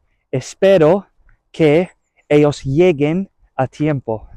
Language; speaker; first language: Spanish; non-native, learner; English